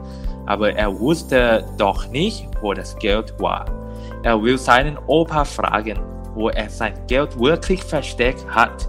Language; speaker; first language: German; non-native, learner; Thai